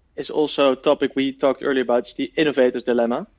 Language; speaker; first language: English; non-native, fluent; Dutch